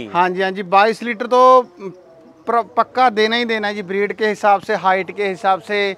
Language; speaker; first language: Hindi; native; Hindi